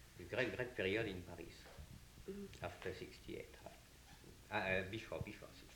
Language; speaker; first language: English; non-native, learner; French